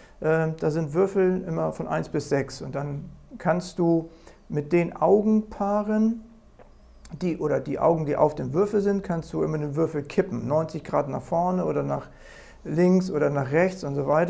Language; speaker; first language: German; native; German